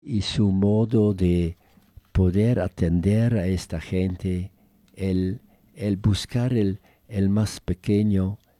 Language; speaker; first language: Spanish; non-native, fluent; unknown